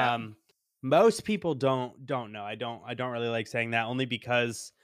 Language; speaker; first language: English; native; English